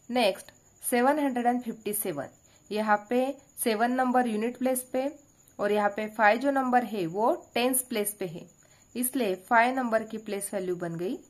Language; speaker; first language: Hindi; non-native, local second language; Marathi